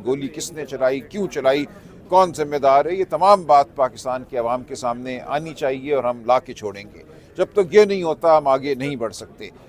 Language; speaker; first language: Urdu; native; Urdu